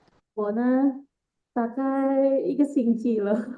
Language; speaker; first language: Chinese; non-native, fluent; Indonesian